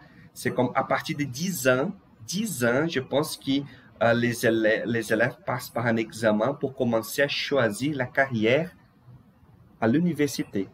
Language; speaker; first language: French; non-native, fluent; Portuguese